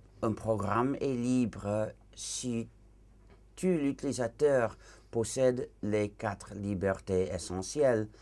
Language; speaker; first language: French; non-native, fluent; English